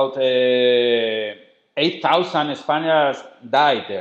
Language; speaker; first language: English; non-native, fluent; Spanish